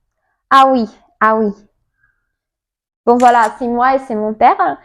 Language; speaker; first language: French; non-native, learner; Russian